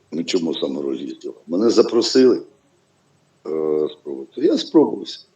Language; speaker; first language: Ukrainian; non-native, local second language; Russian